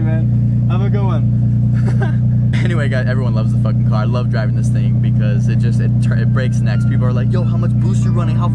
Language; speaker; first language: English; native; English